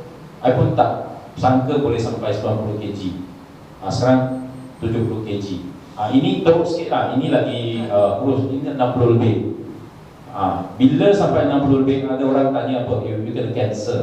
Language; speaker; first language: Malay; non-native, local second language; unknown